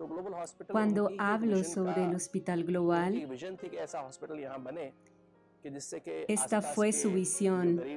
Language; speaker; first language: Spanish; native; Spanish